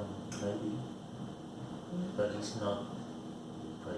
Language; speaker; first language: English; non-native, learner; Spanish